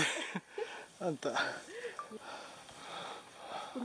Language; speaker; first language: Japanese; native; Japanese